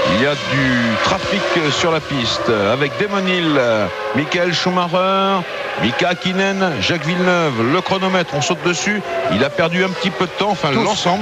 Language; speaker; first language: French; native; French